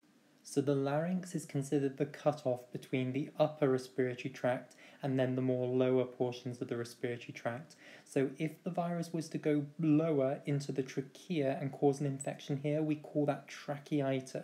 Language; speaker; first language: English; native; English